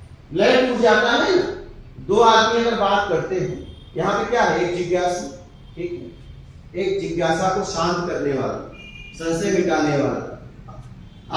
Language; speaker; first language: Hindi; native; Hindi